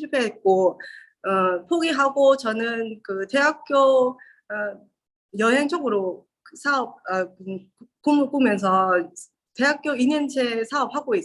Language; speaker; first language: Korean; non-native, learner; Vietnamese